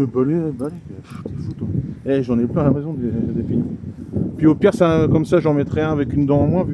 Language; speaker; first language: French; native; French